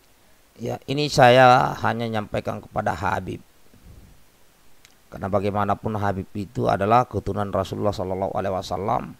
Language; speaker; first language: Indonesian; native; Indonesian